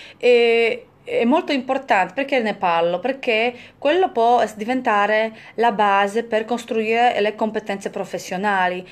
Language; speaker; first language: Italian; non-native, fluent; Polish